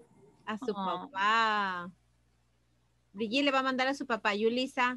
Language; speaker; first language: Spanish; native; Spanish